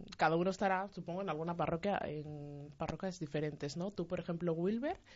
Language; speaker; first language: Spanish; native; Spanish